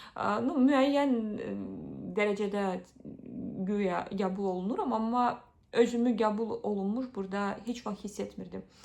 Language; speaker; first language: Azerbaijani; early bilingual, heritage; Azerbaijani